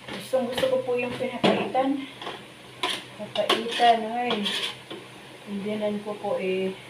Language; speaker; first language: Filipino; native; Filipino